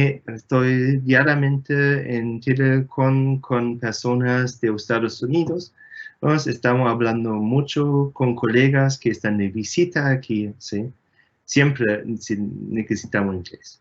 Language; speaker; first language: Spanish; non-native, fluent; German